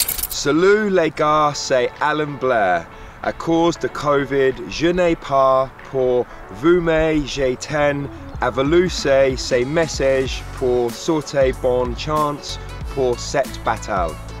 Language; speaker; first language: French; non-native, learner; English